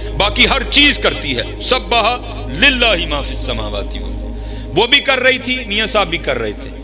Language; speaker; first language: Urdu; non-native, local second language; Punjabi